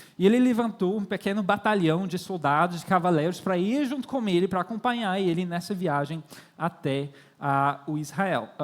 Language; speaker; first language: Portuguese; non-native, fluent; English